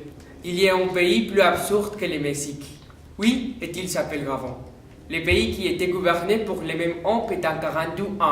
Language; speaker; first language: French; non-native, learner; Spanish